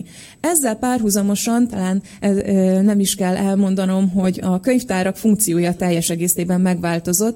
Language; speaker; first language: Hungarian; native; Hungarian